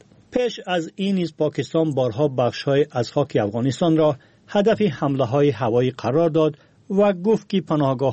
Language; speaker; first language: Persian; native; Persian